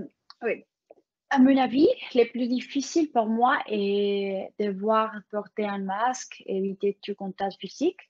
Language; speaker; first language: French; non-native, learner; Spanish